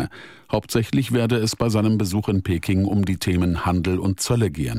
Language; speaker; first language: German; native; German